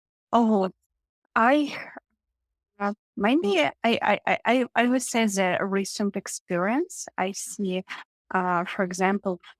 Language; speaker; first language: English; non-native, learner; Russian